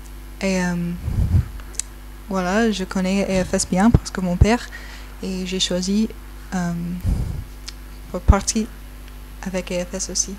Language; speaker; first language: French; non-native, learner; English